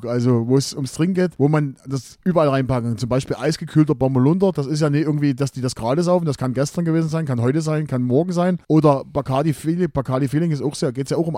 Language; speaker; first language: German; native; German